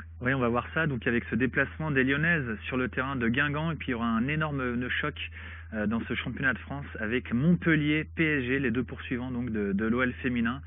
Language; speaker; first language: French; native; French